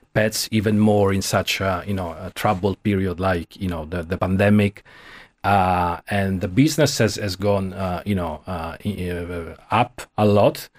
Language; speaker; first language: English; non-native, fluent; Italian